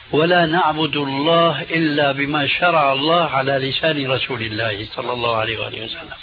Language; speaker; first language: Arabic; early bilingual, other home language; Albanian